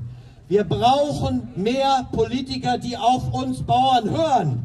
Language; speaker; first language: German; native; German